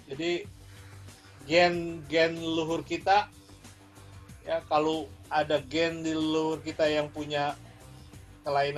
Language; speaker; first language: Indonesian; native; Indonesian